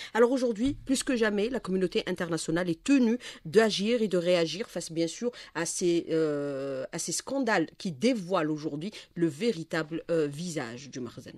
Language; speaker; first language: French; non-native, local second language; Arabic